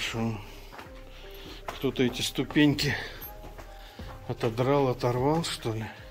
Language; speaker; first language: Russian; native; Russian